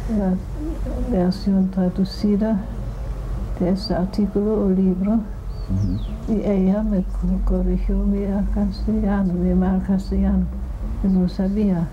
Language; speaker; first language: Spanish; non-native, fluent; German